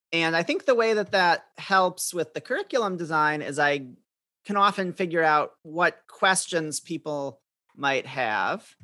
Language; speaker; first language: English; native; English